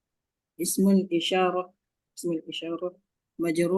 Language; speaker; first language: Arabic; non-native, learner; Indonesian